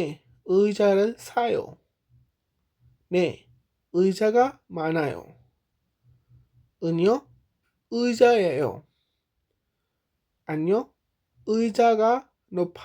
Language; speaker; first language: Korean; non-native, fluent; Hindi